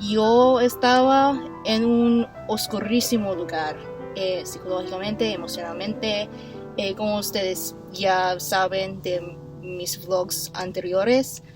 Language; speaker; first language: Spanish; non-native, fluent; English